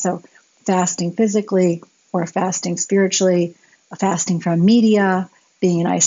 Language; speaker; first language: English; native; English